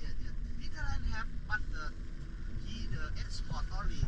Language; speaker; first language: English; non-native, learner; Thai